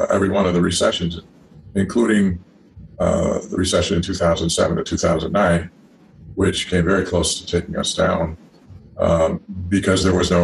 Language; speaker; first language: English; native; English